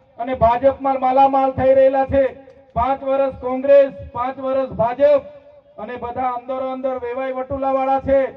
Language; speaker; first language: Gujarati; non-native, local second language; Vasavi